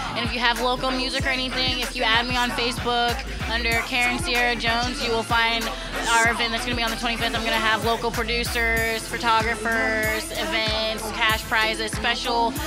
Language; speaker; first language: English; native; English